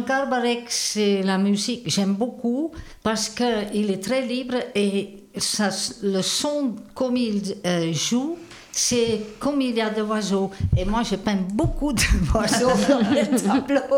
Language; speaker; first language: French; non-native, fluent; Dutch